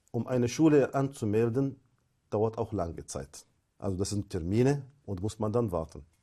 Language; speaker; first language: German; non-native, fluent; Arabic